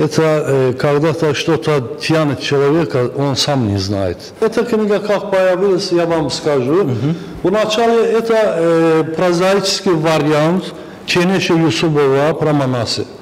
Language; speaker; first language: Russian; non-native, fluent; Azerbaijani